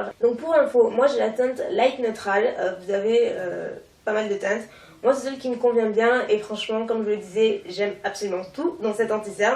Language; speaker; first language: French; native; French